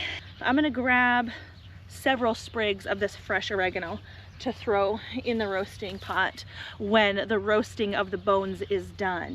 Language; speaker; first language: English; native; English